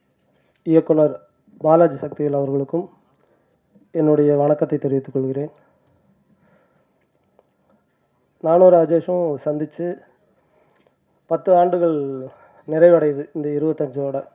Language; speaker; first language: Tamil; native; Tamil